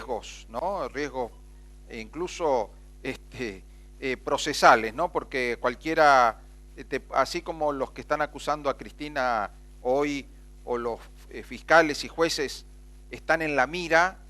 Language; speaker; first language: Spanish; native; Spanish